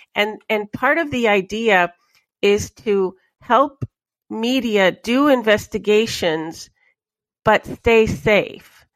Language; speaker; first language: English; native; English